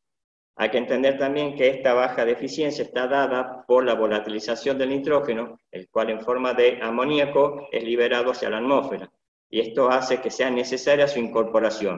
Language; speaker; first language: Spanish; native; Spanish